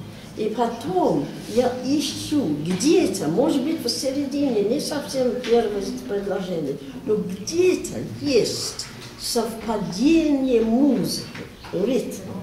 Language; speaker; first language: Russian; non-native, learner; English